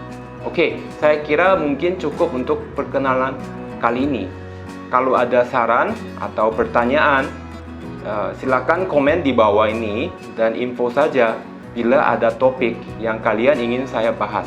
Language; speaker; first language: Indonesian; non-native, fluent; Korean